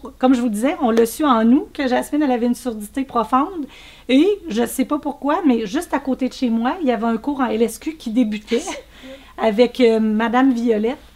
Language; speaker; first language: French; native; French